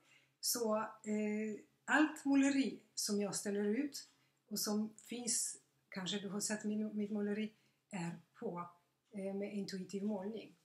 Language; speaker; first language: Swedish; non-native, fluent; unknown